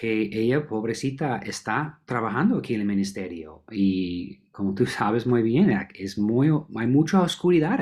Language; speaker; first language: Spanish; non-native, fluent; English